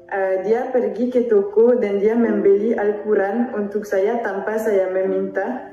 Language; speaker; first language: Indonesian; non-native, fluent; French